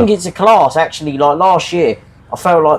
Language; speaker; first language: English; native; English